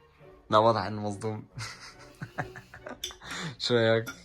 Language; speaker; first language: Arabic; native; Arabic